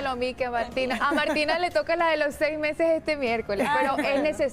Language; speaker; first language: Spanish; native; Spanish